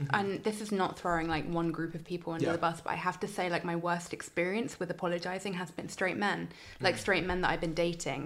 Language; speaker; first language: English; native; English